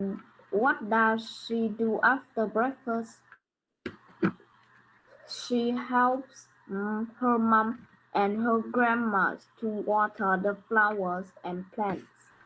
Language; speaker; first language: English; non-native, learner; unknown